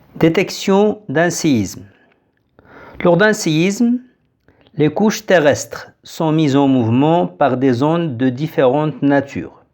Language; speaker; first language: French; non-native, local second language; Arabic